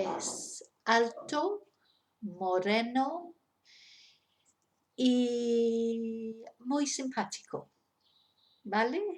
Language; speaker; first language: Spanish; non-native, fluent; English